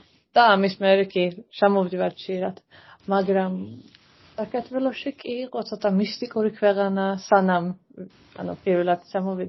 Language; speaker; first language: Georgian; non-native, fluent; Swedish